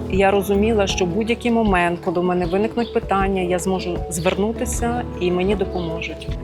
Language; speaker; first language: Ukrainian; native; Ukrainian